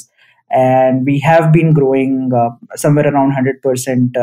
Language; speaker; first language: English; non-native, local second language; Hindi